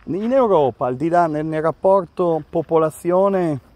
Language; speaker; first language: Italian; native; Italian